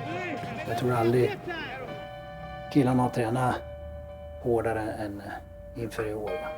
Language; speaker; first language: Swedish; native; Swedish